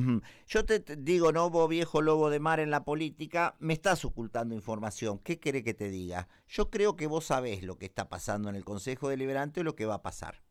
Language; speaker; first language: Spanish; native; Spanish